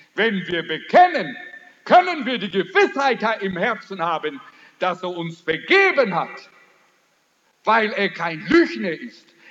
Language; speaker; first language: German; early bilingual, heritage; German